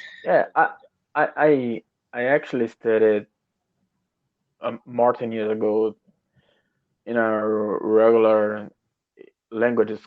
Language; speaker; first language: English; non-native, learner; Portuguese